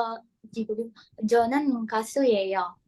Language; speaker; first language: Korean; non-native, learner; Indonesian